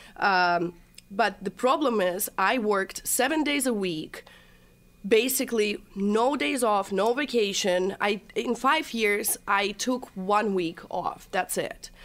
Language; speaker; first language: English; non-native, fluent; Russian